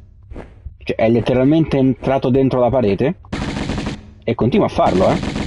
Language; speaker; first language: Italian; native; Italian